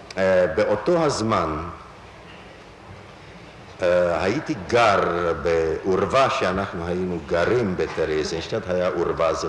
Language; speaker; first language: Hebrew; non-native, fluent; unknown